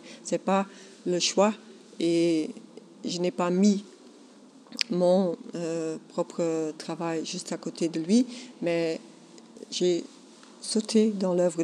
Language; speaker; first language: French; non-native, local second language; Dutch